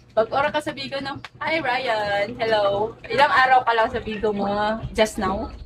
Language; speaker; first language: Filipino; non-native, local second language; Cebuano